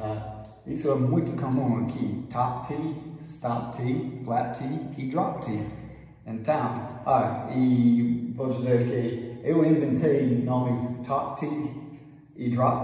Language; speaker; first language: Portuguese; non-native, fluent; English